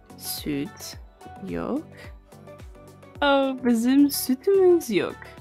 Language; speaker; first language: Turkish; non-native, learner; English